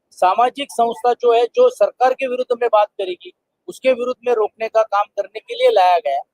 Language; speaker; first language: Hindi; non-native, local second language; Marathi